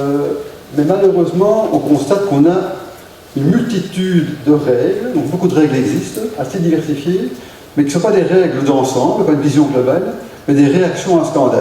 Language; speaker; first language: French; native; French